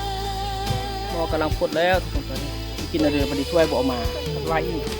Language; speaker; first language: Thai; non-native, local second language; Lao